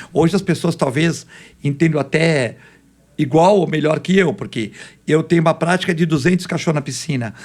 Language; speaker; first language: Portuguese; native; Portuguese